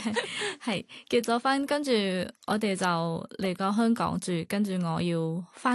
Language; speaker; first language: Cantonese; non-native, learner; Thai